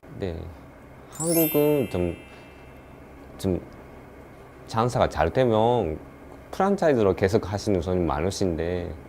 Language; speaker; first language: Korean; non-native, learner; Japanese